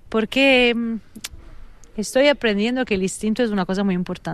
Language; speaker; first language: Spanish; non-native, fluent; Italian